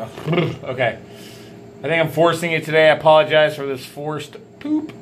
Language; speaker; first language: English; native; English